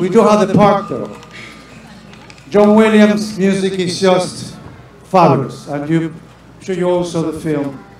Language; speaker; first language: English; non-native, fluent; Spanish